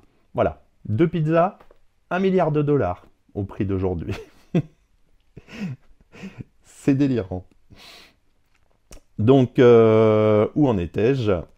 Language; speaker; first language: French; native; French